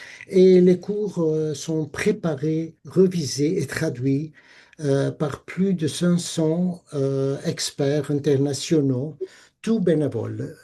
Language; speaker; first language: French; non-native, fluent; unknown